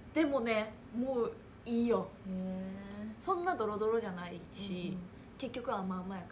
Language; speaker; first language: Japanese; native; Japanese